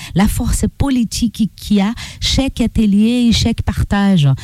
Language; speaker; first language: French; non-native, learner; Portuguese